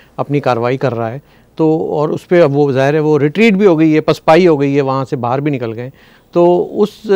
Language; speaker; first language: Urdu; native; Urdu